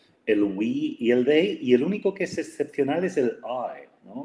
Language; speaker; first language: Spanish; native; Spanish